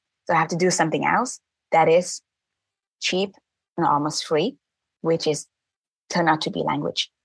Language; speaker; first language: English; non-native, fluent; Thai